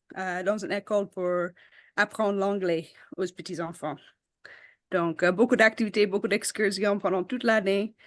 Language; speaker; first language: French; non-native, local second language; Wolof